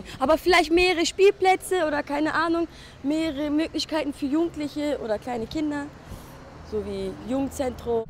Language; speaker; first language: German; early bilingual, other home language; Turkish